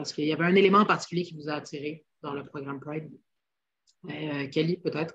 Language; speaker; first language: French; native; French